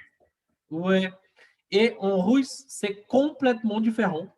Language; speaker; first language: French; non-native, learner; Portuguese